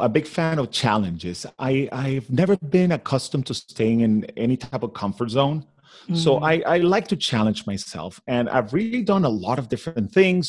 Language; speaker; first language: English; non-native, fluent; Spanish